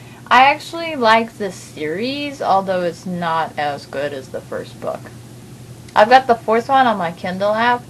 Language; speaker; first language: English; native; English